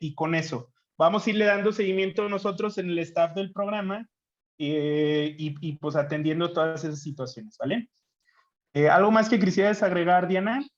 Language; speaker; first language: Spanish; native; Spanish